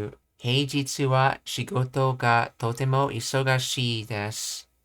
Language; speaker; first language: Japanese; non-native, learner; English